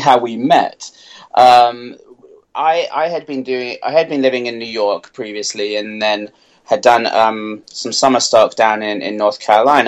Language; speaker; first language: English; native; English